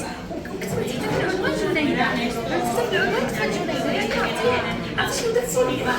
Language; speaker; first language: Arabic; native; Arabic